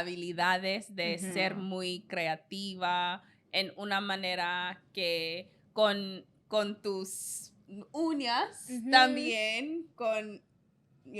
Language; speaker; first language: Spanish; non-native, learner; English